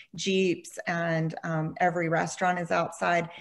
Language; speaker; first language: English; native; English